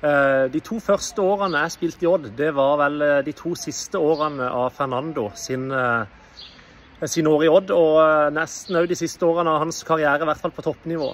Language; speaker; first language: Norwegian; native; Norwegian